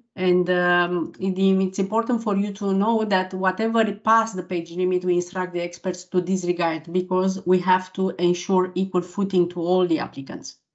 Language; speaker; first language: English; non-native, fluent; Romanian